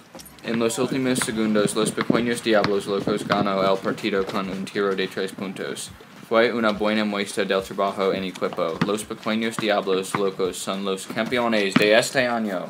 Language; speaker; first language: Spanish; non-native, learner; English